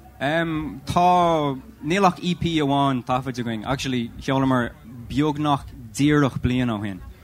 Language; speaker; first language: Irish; non-native, local second language; English